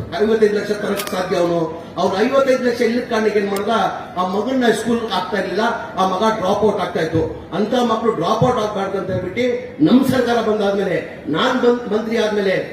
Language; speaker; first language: Kannada; non-native, local second language; Urdu